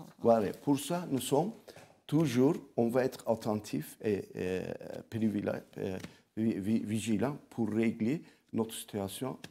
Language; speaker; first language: French; non-native, local second language; Arabic